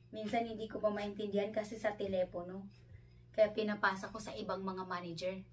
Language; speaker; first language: Filipino; non-native, local second language; Hiligaynon